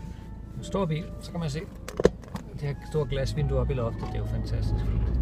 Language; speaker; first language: Danish; native; Danish